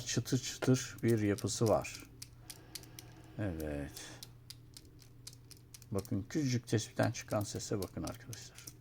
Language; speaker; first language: Turkish; native; Turkish